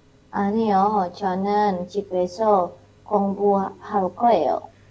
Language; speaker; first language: Korean; non-native, learner; Indonesian